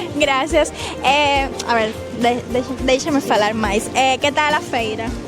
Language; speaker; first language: Galician; non-native, learner; Spanish